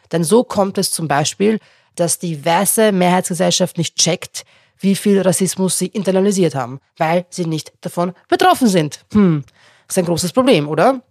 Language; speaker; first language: German; non-native, local second language; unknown